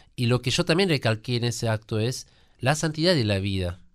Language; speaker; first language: Spanish; non-native, fluent; German